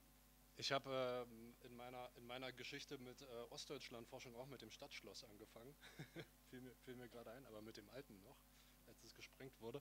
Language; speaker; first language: German; native; German